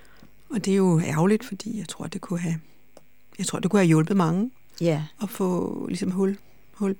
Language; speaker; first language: Danish; native; Danish